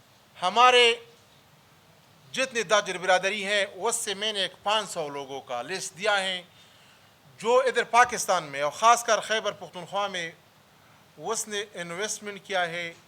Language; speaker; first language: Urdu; early bilingual, other home language; Pashto